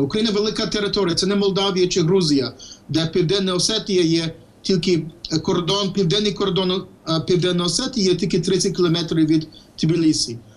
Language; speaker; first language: Ukrainian; early bilingual, heritage; Ukrainian